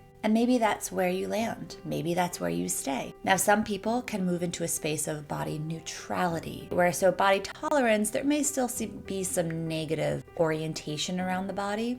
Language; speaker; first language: English; native; English